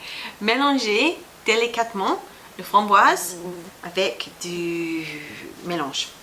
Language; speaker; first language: French; non-native, learner; English